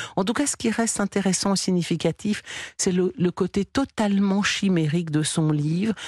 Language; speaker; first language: French; native; French